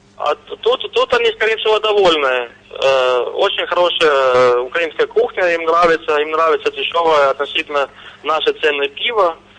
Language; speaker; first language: Russian; non-native, fluent; Danish